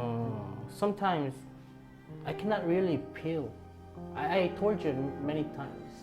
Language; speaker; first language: English; non-native, fluent; Korean